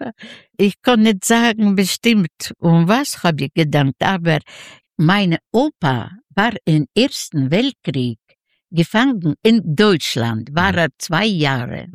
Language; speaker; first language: German; non-native, learner; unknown